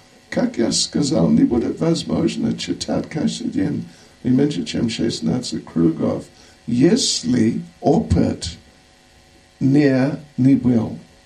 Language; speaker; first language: Russian; non-native, learner; English